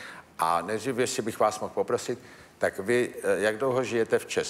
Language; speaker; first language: Czech; native; Czech